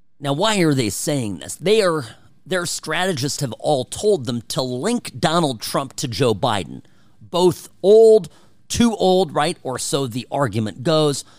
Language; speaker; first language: English; early bilingual, other home language; Czech